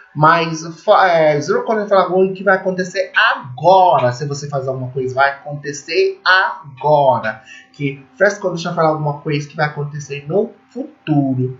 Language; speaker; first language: Portuguese; non-native, fluent; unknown